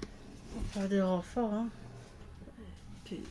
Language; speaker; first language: French; native; French